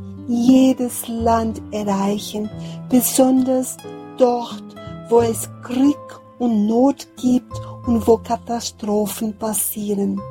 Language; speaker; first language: German; non-native, fluent; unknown